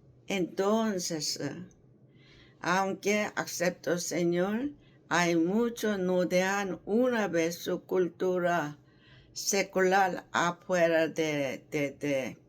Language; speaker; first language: Spanish; non-native, learner; Korean